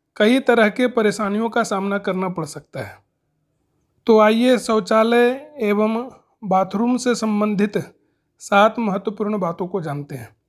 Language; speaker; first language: Hindi; native; Hindi